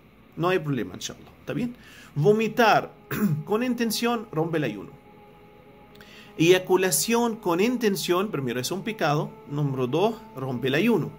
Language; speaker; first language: Spanish; non-native, fluent; Arabic